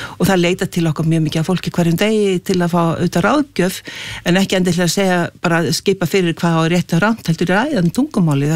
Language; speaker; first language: Icelandic; native; Icelandic